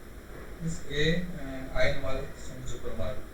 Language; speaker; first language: German; non-native, learner; Hindi